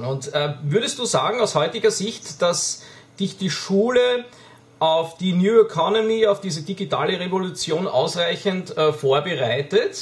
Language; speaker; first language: German; native; German